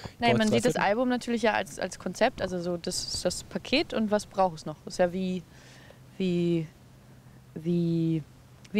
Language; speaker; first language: German; native; German